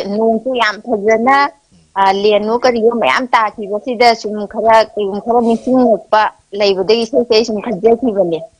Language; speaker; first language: Manipuri; native; Manipuri